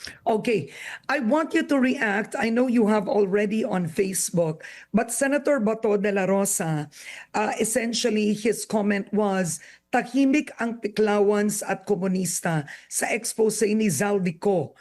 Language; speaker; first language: English; non-native, local second language; Filipino